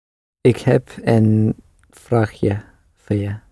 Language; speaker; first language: Dutch; non-native, learner; English